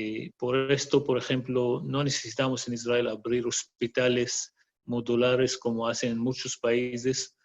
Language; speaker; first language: Spanish; non-native, fluent; Arabic